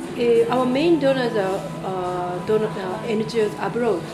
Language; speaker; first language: English; non-native, fluent; Japanese